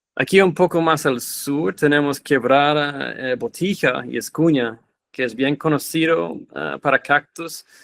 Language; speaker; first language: Spanish; non-native, fluent; English